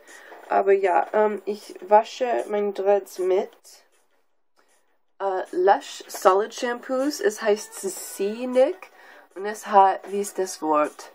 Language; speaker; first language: German; non-native, learner; English